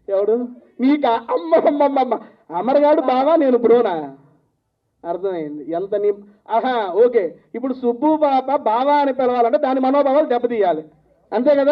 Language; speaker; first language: Telugu; native; Telugu